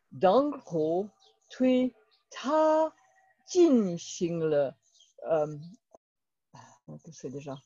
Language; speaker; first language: Chinese; non-native, learner; French